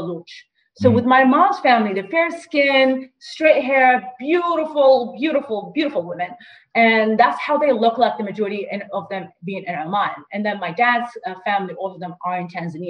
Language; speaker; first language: English; non-native, fluent; Arabic